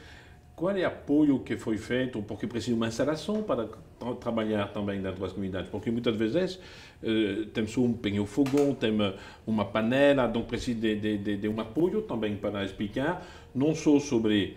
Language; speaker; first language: Portuguese; non-native, fluent; French